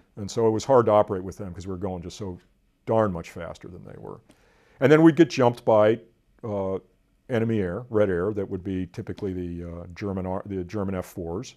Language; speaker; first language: English; native; English